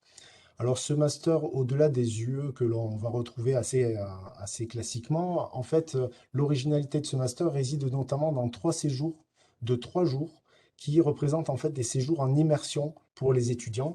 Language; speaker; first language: French; native; French